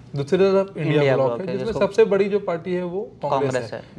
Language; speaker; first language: Hindi; native; Hindi